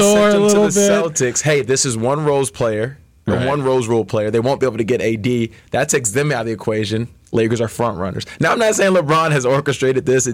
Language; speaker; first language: English; native; English